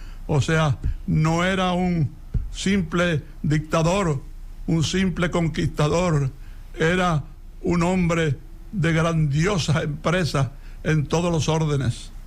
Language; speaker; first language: Spanish; native; Spanish